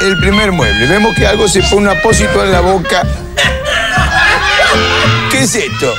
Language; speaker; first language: Spanish; native; Spanish